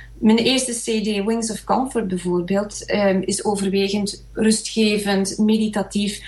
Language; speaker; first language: Dutch; early bilingual, other home language; Hungarian